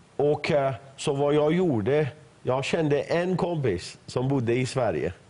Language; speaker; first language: Swedish; non-native, fluent; Persian